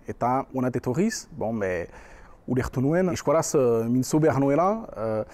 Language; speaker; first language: Basque; non-native, local second language; French